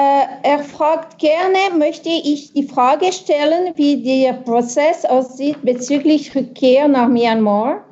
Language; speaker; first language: German; non-native, local second language; French